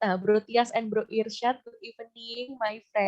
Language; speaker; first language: English; non-native, fluent; Indonesian